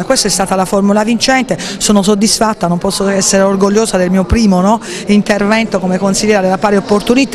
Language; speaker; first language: Italian; native; Italian